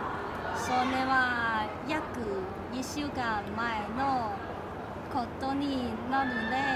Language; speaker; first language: Japanese; non-native, learner; Cantonese